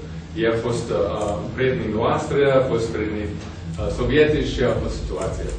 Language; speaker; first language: Romanian; non-native, fluent; English